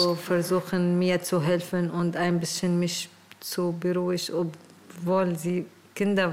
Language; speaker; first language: German; non-native, learner; Arabic